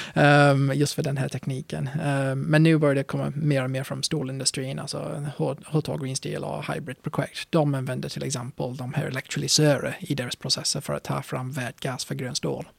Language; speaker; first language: Swedish; non-native, fluent; English